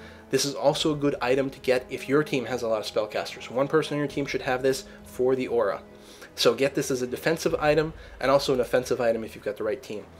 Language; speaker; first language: English; native; English